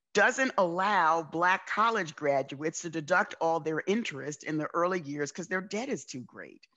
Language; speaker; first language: English; native; English